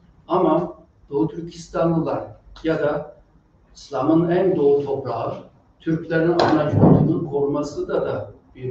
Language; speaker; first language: Turkish; non-native, fluent; Uyghur